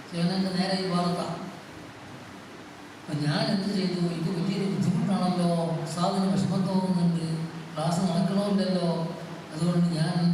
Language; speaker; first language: Malayalam; native; Malayalam